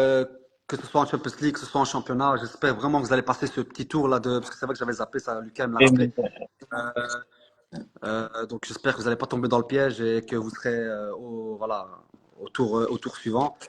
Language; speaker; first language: French; native; French